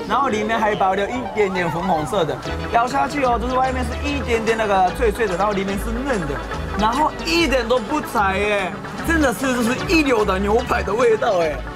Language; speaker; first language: Chinese; non-native, fluent; Japanese